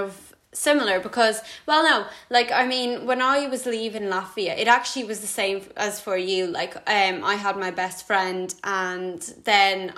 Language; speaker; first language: English; early bilingual, other home language; Latvian